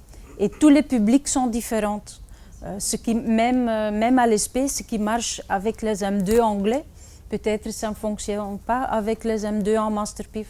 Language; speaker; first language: French; non-native, fluent; Dutch